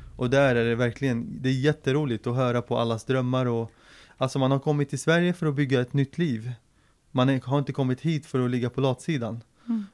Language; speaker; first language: Swedish; early bilingual, other home language; Arabic